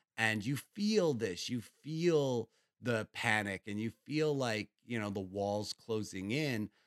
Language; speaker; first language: English; native; English